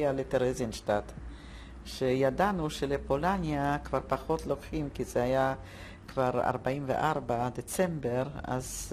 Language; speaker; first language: Hebrew; non-native, fluent; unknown